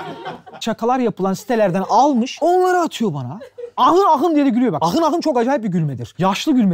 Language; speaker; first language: Turkish; native; Turkish